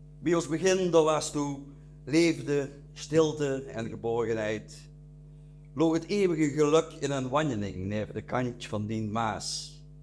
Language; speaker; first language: Dutch; native; Dutch